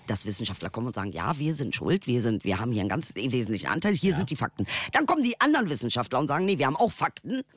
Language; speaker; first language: German; early bilingual, other home language; Turkish